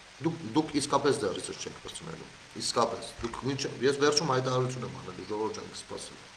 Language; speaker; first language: Armenian; native; Armenian